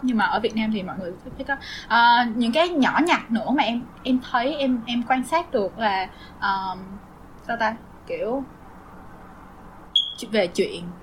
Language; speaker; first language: Vietnamese; native; Vietnamese